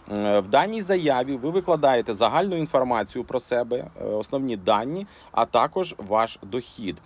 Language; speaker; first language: Ukrainian; native; Ukrainian